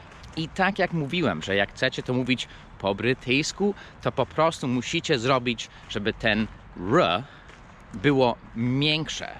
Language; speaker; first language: Polish; non-native, fluent; English